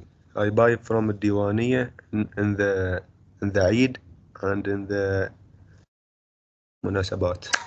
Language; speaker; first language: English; non-native, learner; Arabic